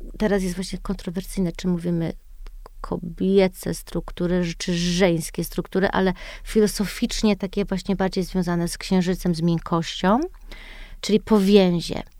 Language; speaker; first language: Polish; early bilingual, heritage; Polish